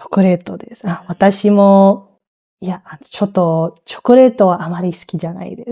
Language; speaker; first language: Japanese; non-native, learner; English